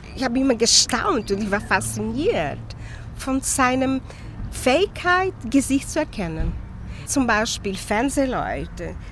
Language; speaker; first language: German; non-native, fluent; Portuguese